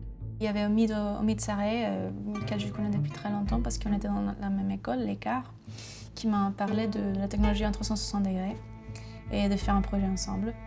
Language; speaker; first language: French; non-native, fluent; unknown